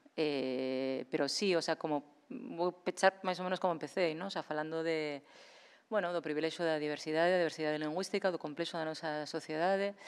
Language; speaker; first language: Galician; non-native, local second language; Spanish